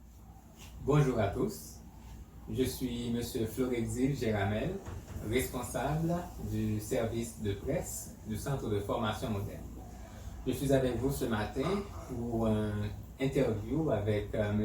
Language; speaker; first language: French; native; French